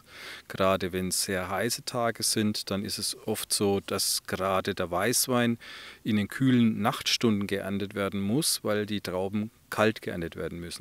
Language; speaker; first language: German; native; German